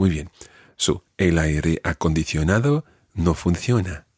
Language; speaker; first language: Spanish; non-native, fluent; English